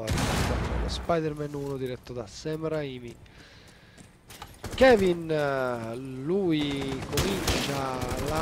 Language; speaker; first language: Italian; native; Italian